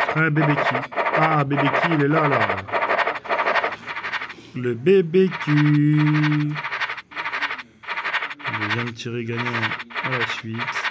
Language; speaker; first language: French; native; French